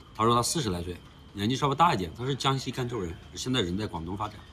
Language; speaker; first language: Chinese; native; Chinese